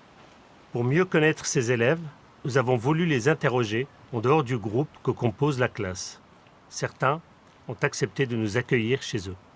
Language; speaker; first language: French; native; French